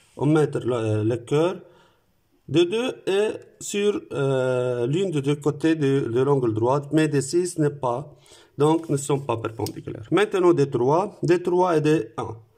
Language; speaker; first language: French; non-native, local second language; Arabic